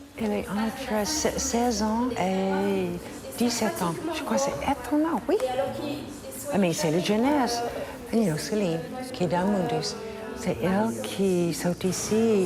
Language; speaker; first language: French; non-native, learner; English